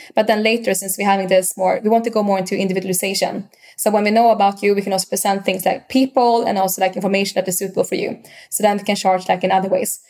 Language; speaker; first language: English; non-native, fluent; Swedish